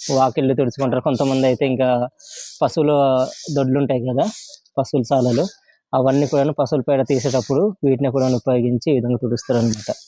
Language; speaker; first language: Telugu; native; Telugu